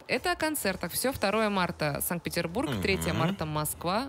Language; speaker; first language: Russian; native; Russian